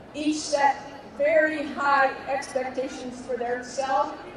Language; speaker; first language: English; native; English